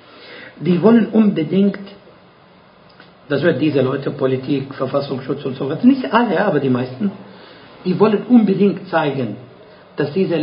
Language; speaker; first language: German; non-native, fluent; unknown